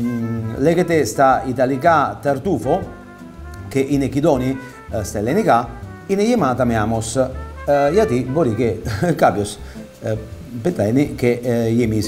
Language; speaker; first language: Greek; non-native, fluent; Italian